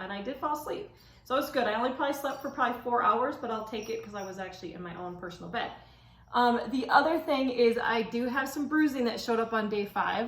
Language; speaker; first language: English; native; English